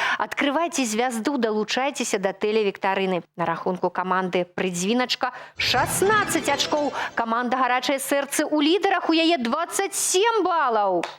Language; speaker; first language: Belarusian; native; Belarusian